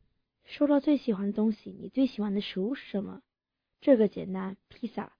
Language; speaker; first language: Chinese; early bilingual, heritage; English